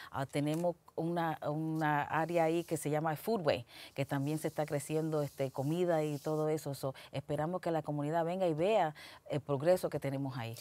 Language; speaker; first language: Spanish; early bilingual, heritage; Spanish